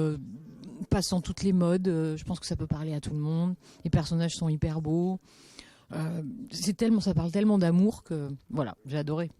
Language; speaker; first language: French; native; French